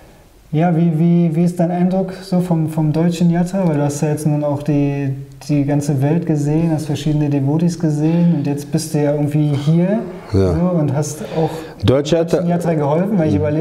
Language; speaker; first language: German; native; German